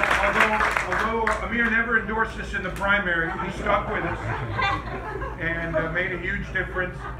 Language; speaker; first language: English; early bilingual, other home language; Spanish